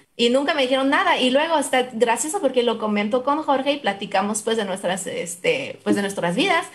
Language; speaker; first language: Spanish; non-native, fluent; French